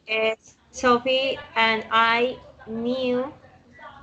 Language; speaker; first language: English; non-native, learner; Spanish